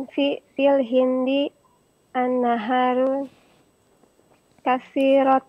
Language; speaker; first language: Arabic; non-native, learner; Indonesian